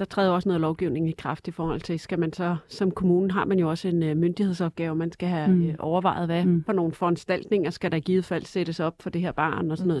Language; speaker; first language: Danish; native; Danish